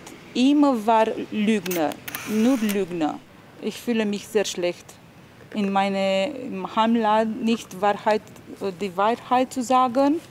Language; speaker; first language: German; non-native, learner; Romanian